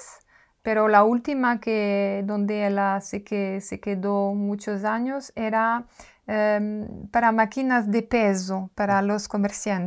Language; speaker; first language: Spanish; non-native, learner; French